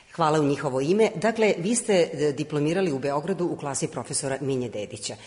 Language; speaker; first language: Croatian; native; Croatian